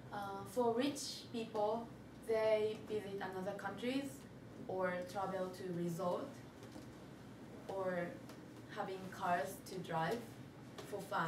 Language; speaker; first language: English; non-native, learner; Japanese